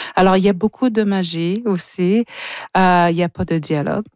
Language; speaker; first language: French; non-native, local second language; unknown